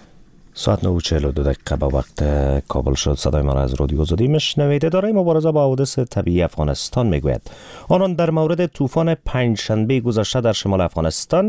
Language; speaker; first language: Persian; native; Persian